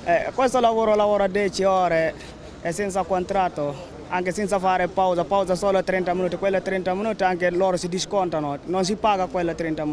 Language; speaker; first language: Italian; non-native, learner; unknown